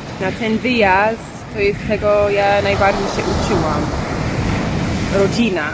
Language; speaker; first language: Polish; non-native, learner; English